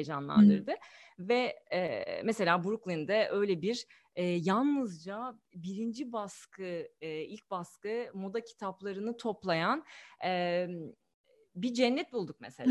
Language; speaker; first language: Turkish; native; Turkish